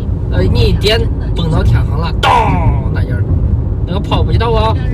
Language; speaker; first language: Chinese; native; Chinese